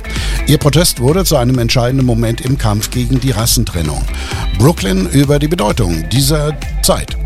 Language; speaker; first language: German; native; German